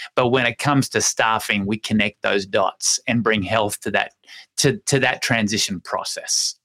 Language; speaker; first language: English; native; English